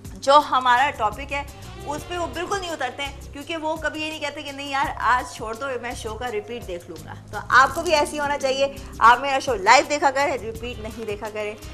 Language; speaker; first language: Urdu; native; Urdu